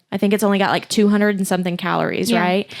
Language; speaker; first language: English; native; English